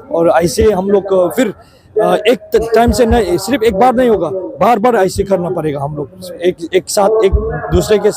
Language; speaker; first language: Hindi; non-native, fluent; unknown